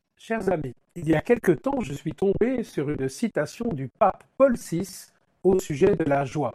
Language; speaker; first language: French; native; French